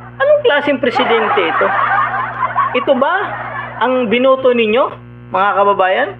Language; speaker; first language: Filipino; non-native, local second language; Cebuano